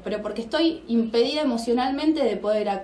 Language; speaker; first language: Spanish; native; Spanish